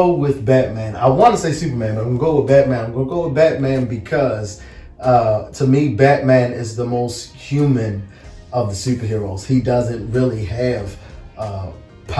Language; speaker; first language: English; native; English